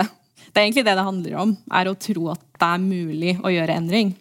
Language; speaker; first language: Norwegian; early bilingual, heritage; English